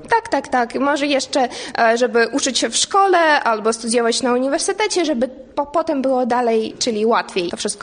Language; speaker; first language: Polish; non-native, learner; Ukrainian